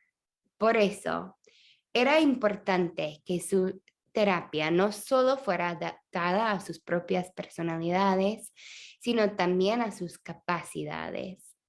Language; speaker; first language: Spanish; non-native, fluent; English